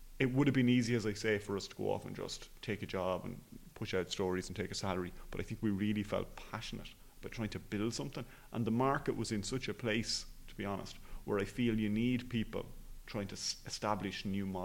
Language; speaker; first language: English; native; English